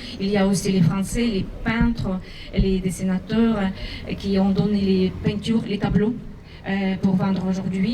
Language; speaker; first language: French; non-native, fluent; Ukrainian